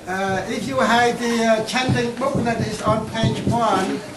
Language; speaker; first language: English; non-native, fluent; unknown